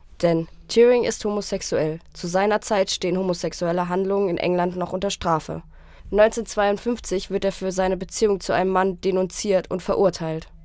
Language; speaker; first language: German; native; German